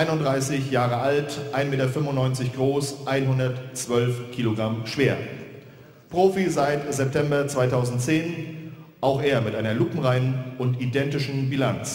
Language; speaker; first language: German; native; German